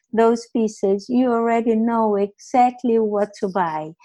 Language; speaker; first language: English; non-native, fluent; Portuguese